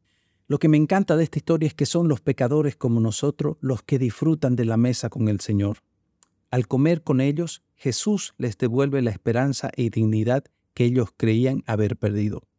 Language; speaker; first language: Spanish; native; Spanish